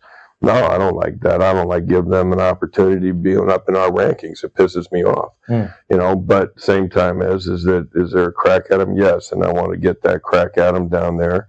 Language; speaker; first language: English; native; English